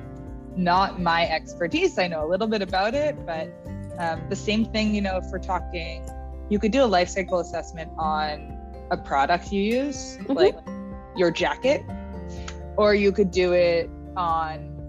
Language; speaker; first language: English; native; English